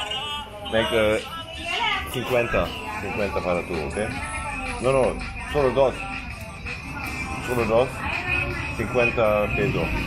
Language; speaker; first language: Spanish; non-native, learner; German